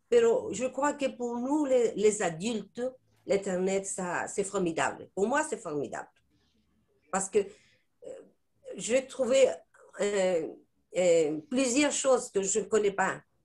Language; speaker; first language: French; non-native, fluent; Spanish